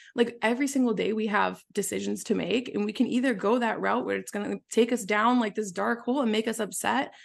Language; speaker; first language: English; native; English